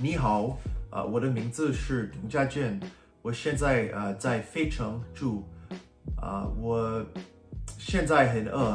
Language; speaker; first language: Chinese; early bilingual, heritage; English